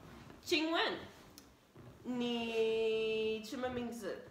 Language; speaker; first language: Chinese; non-native, learner; English